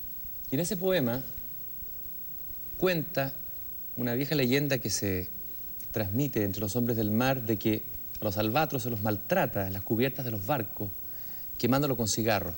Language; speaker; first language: Spanish; native; Spanish